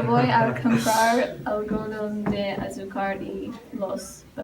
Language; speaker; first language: Spanish; non-native, learner; English